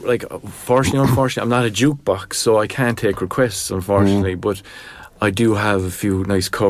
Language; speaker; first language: English; native; English